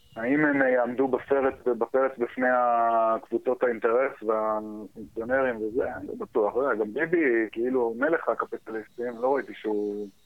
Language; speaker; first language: Hebrew; early bilingual, heritage; Hebrew